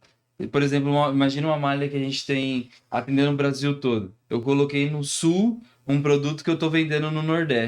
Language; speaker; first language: Portuguese; native; Portuguese